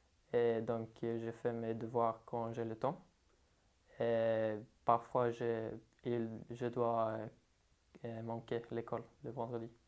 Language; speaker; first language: French; non-native, learner; Swedish